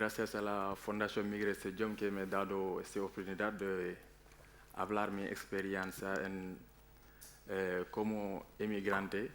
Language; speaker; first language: Spanish; non-native, learner; Wolof